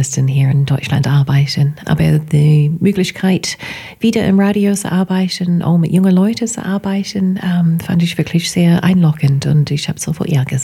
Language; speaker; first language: German; non-native, fluent; English